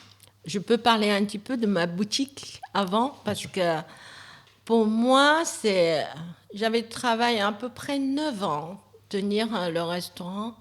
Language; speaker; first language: French; non-native, fluent; Chinese